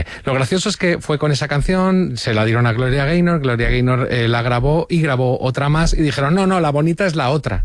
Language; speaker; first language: Spanish; native; Spanish